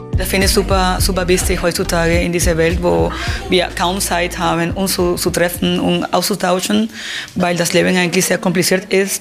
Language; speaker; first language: German; non-native, fluent; Spanish